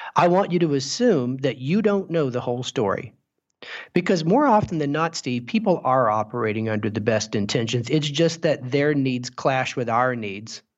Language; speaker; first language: English; native; English